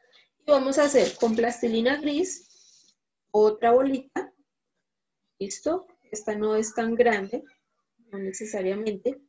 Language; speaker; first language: Spanish; native; Spanish